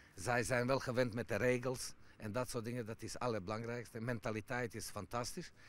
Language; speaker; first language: Dutch; non-native, fluent; Serbian